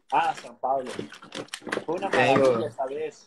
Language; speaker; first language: Spanish; native; Spanish